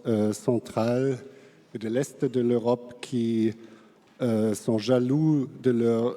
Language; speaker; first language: French; non-native, fluent; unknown